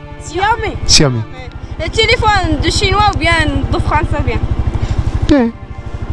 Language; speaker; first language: French; non-native, learner; Arabic